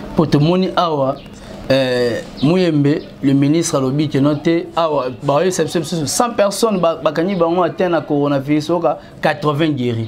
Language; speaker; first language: Lingala; native; Lingala